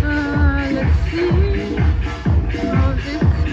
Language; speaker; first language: English; non-native, learner; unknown